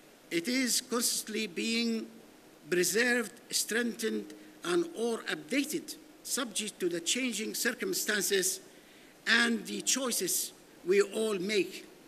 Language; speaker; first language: English; non-native, fluent; Arabic